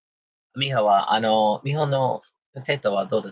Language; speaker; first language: Japanese; non-native, learner; English